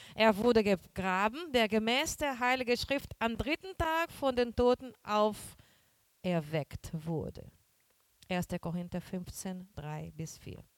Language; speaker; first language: German; non-native, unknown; Portuguese